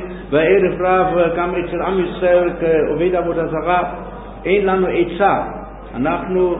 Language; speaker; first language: Hebrew; non-native, fluent; English